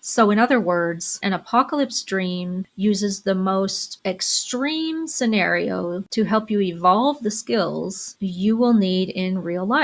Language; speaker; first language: English; native; English